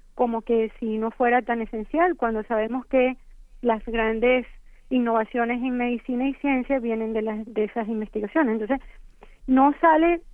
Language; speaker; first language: Spanish; native; Spanish